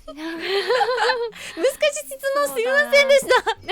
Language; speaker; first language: Japanese; non-native, learner; English